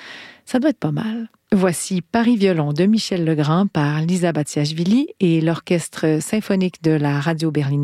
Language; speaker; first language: French; native; French